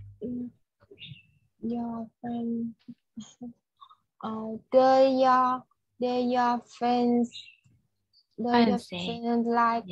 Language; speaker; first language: English; non-native, learner; Vietnamese